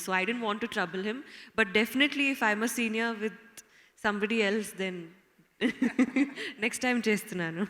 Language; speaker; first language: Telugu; non-native, learner; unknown